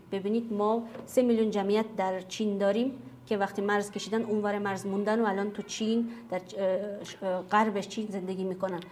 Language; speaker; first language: Persian; non-native, fluent; Kazakh